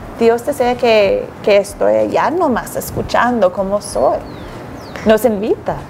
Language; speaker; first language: Spanish; non-native, fluent; English